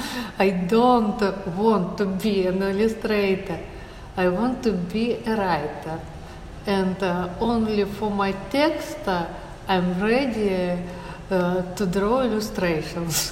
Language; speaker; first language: English; non-native, learner; Russian